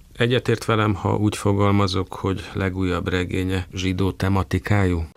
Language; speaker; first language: Hungarian; native; Hungarian